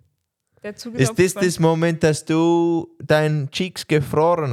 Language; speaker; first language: German; non-native, learner; English